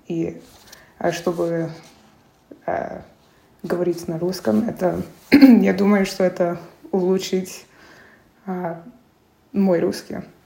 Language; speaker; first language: Russian; non-native, fluent; English